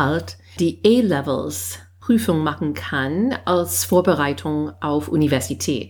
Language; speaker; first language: German; non-native, fluent; English